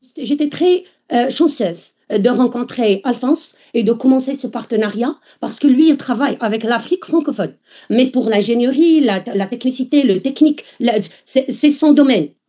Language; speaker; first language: French; non-native, local second language; Arabic